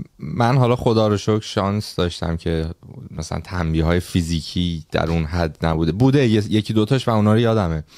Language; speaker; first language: Persian; native; Persian